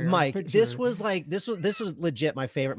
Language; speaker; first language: English; native; English